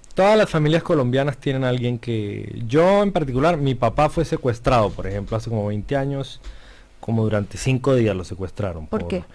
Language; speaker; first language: Spanish; native; Spanish